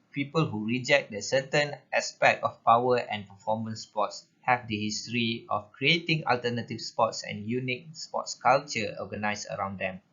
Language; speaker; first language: English; non-native, local second language; Malay